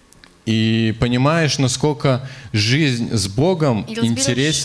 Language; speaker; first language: Russian; native; Russian